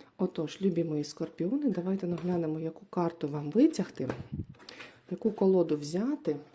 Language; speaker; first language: Ukrainian; non-native, local second language; Russian